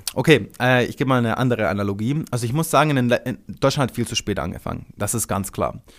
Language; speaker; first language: German; early bilingual, other home language; Croatian